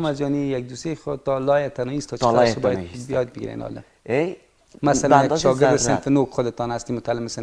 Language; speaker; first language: Persian; native; Persian